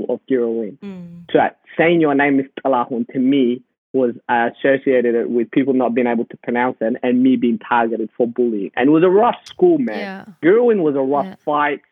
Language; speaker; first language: English; native; English